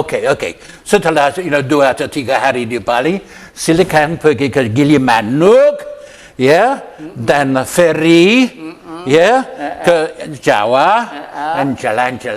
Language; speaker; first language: Indonesian; non-native, learner; English